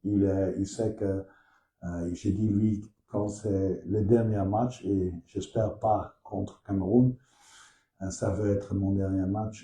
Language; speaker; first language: French; non-native, learner; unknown